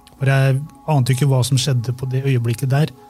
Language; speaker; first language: Norwegian; early bilingual, other home language; Albanian